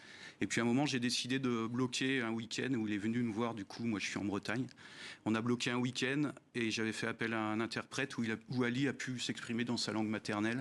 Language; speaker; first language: French; native; French